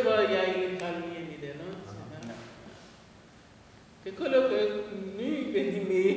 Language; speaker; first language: Dutch; non-native, learner; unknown